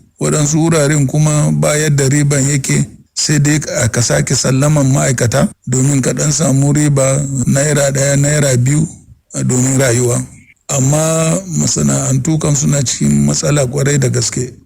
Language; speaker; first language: Hausa; non-native, local second language; Fula